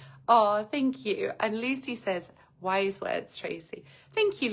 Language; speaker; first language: English; native; English